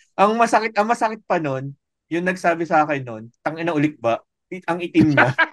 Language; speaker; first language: Filipino; native; Filipino